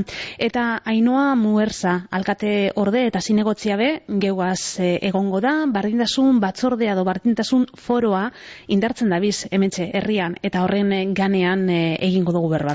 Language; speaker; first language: Basque; native; Basque